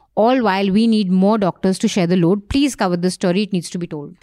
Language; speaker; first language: English; non-native, local second language; Hindi